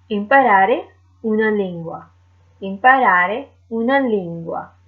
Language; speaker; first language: Italian; non-native, fluent; English